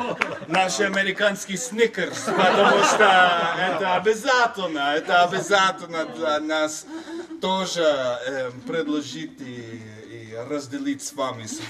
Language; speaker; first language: Russian; non-native, fluent; English